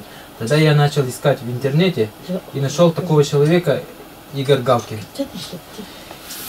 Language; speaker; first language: Russian; native; Russian